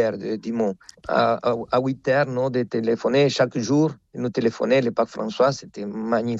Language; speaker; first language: French; non-native, fluent; Spanish